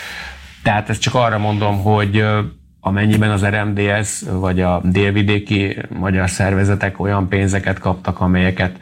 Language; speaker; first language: Hungarian; native; Hungarian